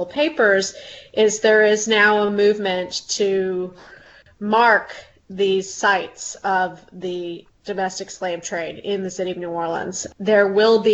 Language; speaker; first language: English; native; English